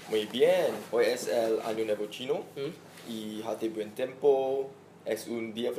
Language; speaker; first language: Spanish; non-native, learner; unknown